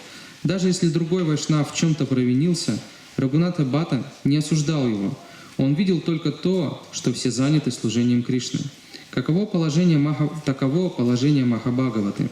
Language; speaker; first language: Russian; native; Russian